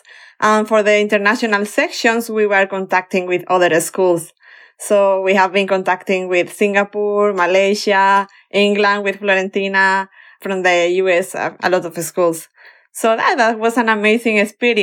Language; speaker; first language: English; non-native, fluent; Spanish